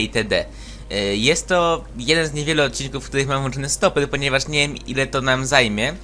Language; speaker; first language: Polish; native; Polish